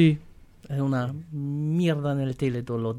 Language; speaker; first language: Spanish; non-native, fluent; German